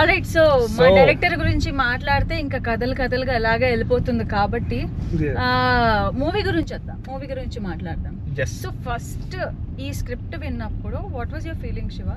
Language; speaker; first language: Telugu; native; Telugu